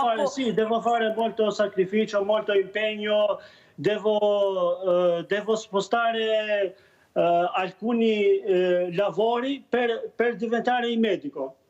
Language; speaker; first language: Italian; non-native, learner; Albanian